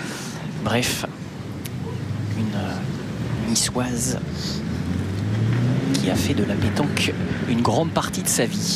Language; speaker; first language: French; native; French